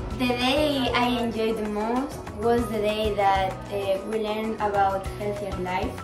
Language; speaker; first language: English; non-native, fluent; Spanish